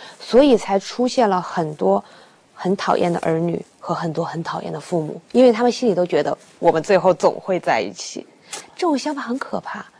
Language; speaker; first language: Chinese; native; Chinese